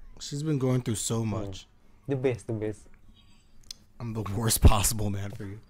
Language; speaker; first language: English; non-native, fluent; Indonesian